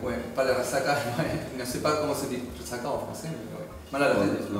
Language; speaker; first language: French; non-native, learner; Spanish